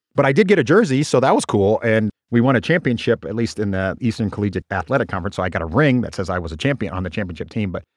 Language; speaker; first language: English; native; English